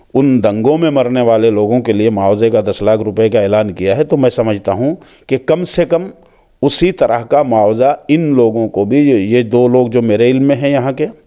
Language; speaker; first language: Hindi; native; Hindi